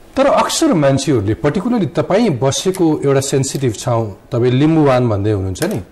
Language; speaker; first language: Nepali; native; Nepali